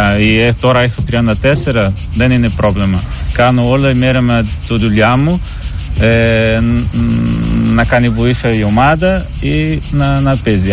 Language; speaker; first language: Greek; non-native, learner; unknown